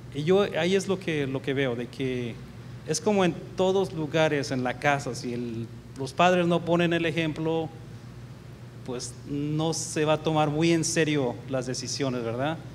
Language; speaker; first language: Spanish; native; Spanish